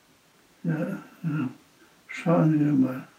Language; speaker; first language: German; non-native, fluent; Polish